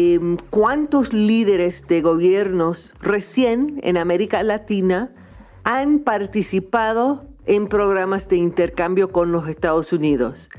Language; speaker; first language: Spanish; non-native, fluent; English